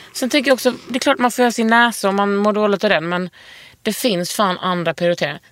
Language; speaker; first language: Swedish; native; Swedish